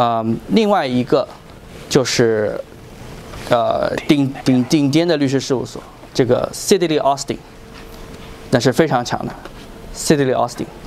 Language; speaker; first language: Chinese; native; Chinese